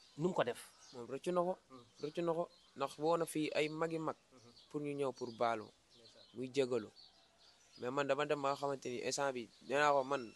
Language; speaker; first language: Wolof; native; Wolof